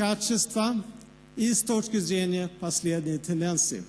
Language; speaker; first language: Russian; non-native, fluent; Swedish